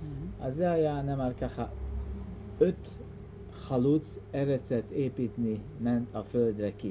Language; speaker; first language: Hebrew; non-native, fluent; Hungarian